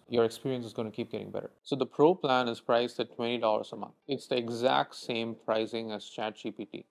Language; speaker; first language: English; non-native, local second language; Tamil